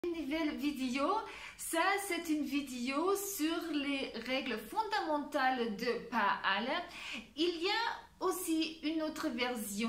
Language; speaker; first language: French; non-native, fluent; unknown